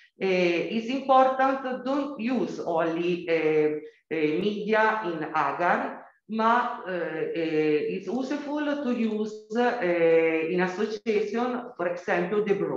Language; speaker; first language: English; non-native, learner; Italian